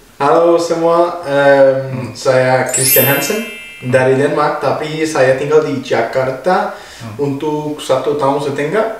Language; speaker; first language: Indonesian; non-native, fluent; Danish